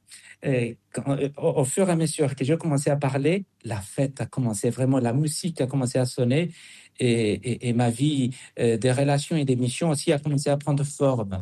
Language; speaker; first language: French; non-native, fluent; Spanish